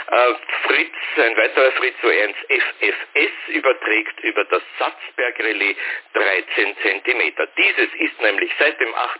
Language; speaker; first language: German; native; German